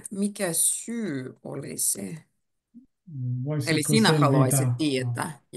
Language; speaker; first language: Finnish; native; Finnish